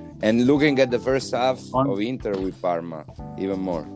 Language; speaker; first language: English; non-native, fluent; Italian